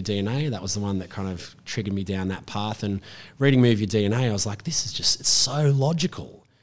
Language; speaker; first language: English; native; English